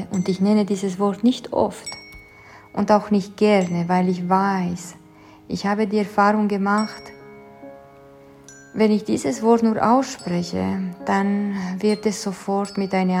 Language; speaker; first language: German; non-native, fluent; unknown